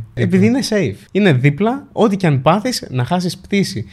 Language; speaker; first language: Greek; early bilingual, other home language; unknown